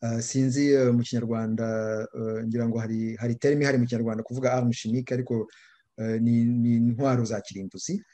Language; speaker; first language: Kinyarwanda; native; Kinyarwanda